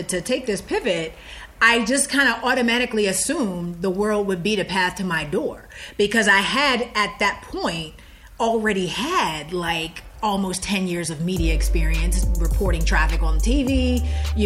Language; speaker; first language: English; native; English